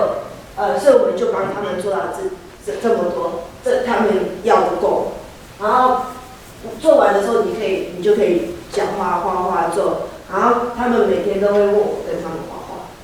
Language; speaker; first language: Chinese; early bilingual, heritage; Chinese